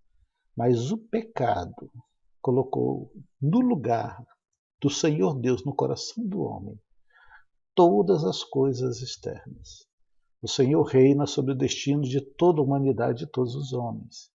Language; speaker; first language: Portuguese; native; Portuguese